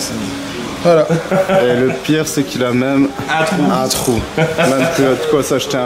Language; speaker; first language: French; native; French